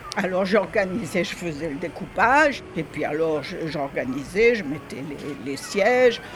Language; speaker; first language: French; native; French